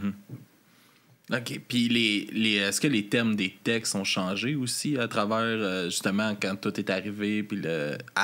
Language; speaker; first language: French; native; French